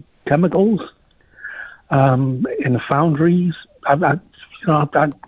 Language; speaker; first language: English; native; English